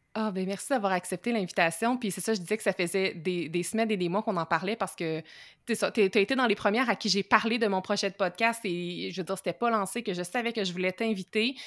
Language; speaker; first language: French; native; French